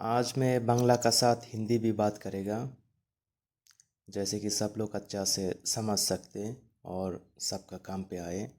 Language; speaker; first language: Hindi; non-native, learner; Bangla